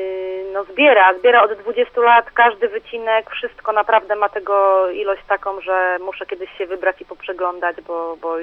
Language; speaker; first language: Polish; native; Polish